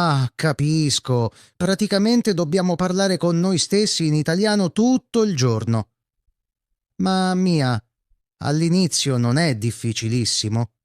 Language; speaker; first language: Italian; non-native, fluent; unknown